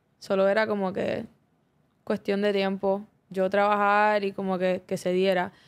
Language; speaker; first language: Spanish; early bilingual, heritage; Spanish